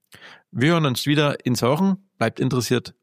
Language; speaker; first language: German; native; German